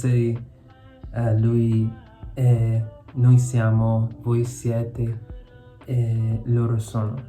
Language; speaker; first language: Italian; non-native, learner; English